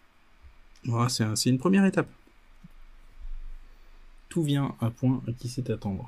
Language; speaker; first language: French; native; French